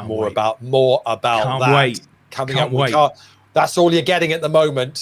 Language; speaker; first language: English; native; English